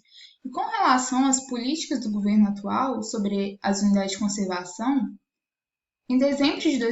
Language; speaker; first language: Portuguese; native; Portuguese